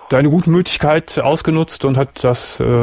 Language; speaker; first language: German; native; German